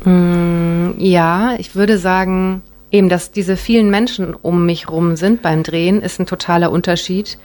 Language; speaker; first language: German; native; German